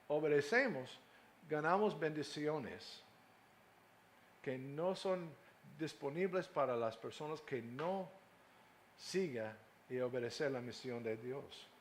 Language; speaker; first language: Spanish; non-native, fluent; English